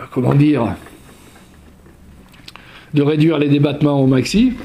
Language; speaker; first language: French; native; French